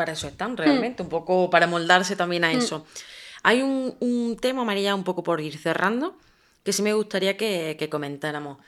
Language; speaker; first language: Spanish; native; Spanish